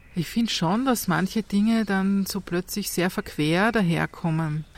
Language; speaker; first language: German; native; German